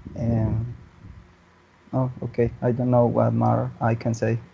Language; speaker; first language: English; non-native, learner; Spanish